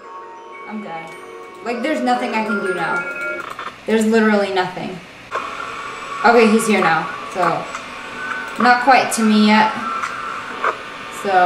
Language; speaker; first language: English; native; English